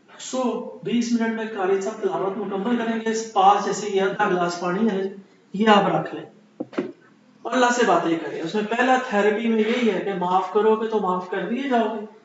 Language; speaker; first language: Urdu; non-native, local second language; Punjabi